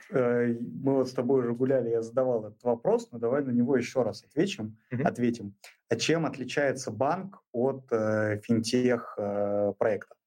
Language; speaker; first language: Russian; native; Russian